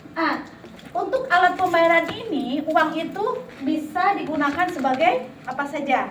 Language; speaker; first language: Indonesian; native; Indonesian